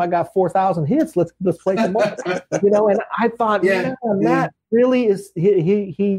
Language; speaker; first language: English; native; English